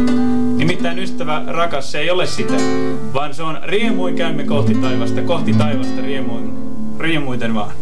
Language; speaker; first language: Finnish; native; Finnish